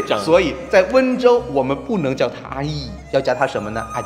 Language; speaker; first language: Chinese; native; Chinese